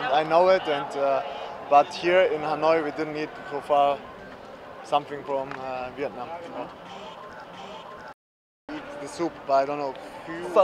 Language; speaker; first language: English; non-native, fluent; German